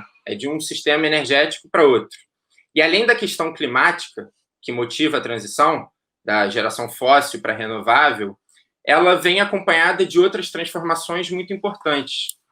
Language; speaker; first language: Portuguese; native; Portuguese